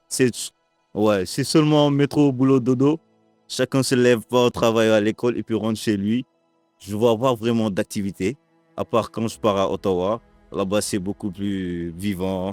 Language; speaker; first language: French; non-native, local second language; Wolof